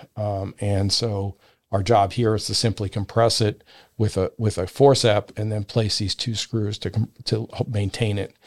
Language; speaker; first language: English; native; English